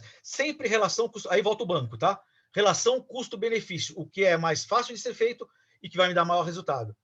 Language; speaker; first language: Portuguese; native; Portuguese